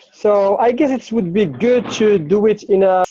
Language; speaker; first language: English; non-native, fluent; Arabic